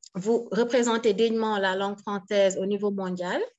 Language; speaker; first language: French; non-native, local second language; Wolof